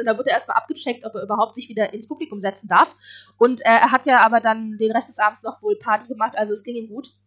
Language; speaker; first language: German; native; German